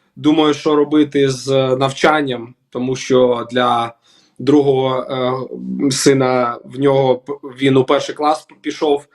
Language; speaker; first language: Ukrainian; non-native, local second language; Russian